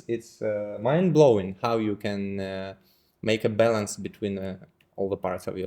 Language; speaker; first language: English; non-native, fluent; Russian